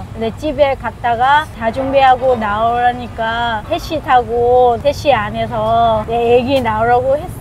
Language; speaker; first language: Korean; non-native, fluent; Vietnamese